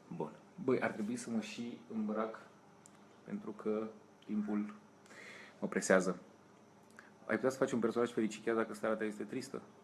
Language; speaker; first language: Romanian; native; Romanian